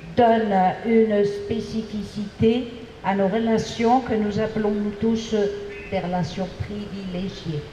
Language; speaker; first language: French; non-native, fluent; Armenian